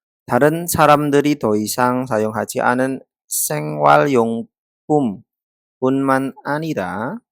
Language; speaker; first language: Korean; non-native, fluent; Indonesian